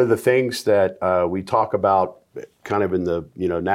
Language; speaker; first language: English; native; English